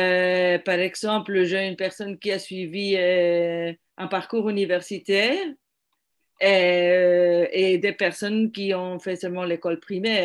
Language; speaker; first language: French; non-native, fluent; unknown